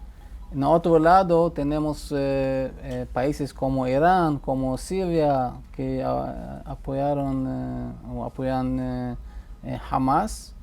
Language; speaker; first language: Spanish; non-native, fluent; Hebrew